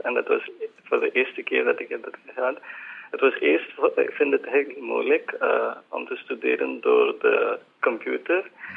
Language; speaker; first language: Dutch; non-native, learner; Malayalam